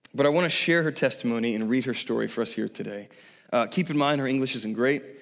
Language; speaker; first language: English; native; English